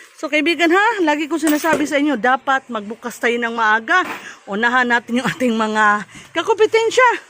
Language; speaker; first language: Filipino; non-native, local second language; Cebuano